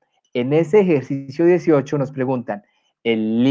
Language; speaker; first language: Spanish; native; Spanish